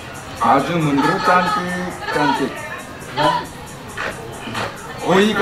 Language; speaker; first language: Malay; non-native, fluent; Korean